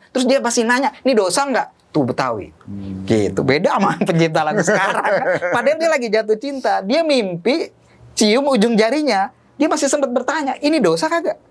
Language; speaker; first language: Indonesian; native; Indonesian